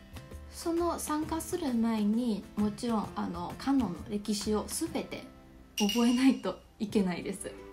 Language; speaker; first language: Japanese; non-native, fluent; Chinese